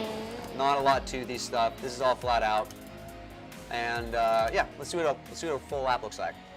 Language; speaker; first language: English; native; English